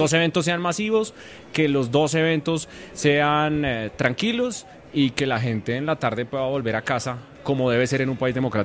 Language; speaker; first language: Spanish; native; Spanish